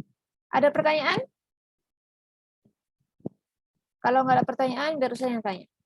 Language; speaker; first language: Indonesian; native; Indonesian